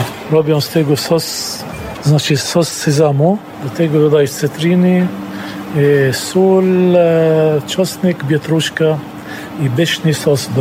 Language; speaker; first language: Polish; non-native, fluent; Arabic